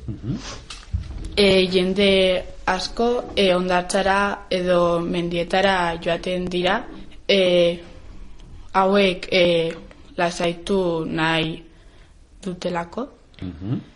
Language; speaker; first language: Basque; non-native, learner; Spanish